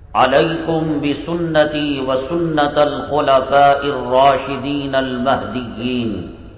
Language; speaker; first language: Urdu; native; Urdu